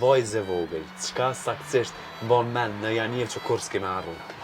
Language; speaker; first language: Albanian; native; Albanian